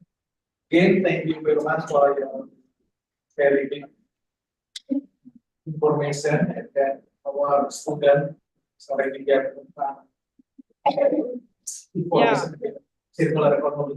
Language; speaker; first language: English; non-native, fluent; Indonesian